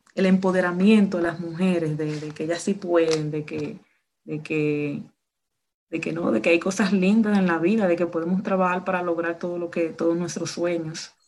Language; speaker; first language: Spanish; native; Spanish